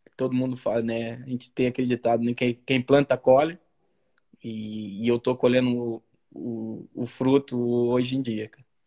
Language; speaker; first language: Portuguese; native; Portuguese